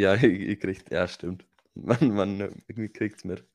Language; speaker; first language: German; native; German